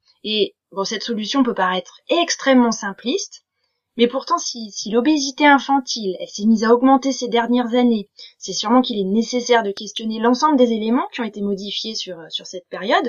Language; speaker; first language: French; native; French